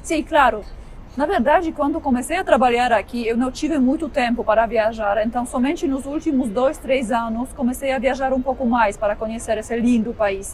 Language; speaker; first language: Portuguese; non-native, fluent; Polish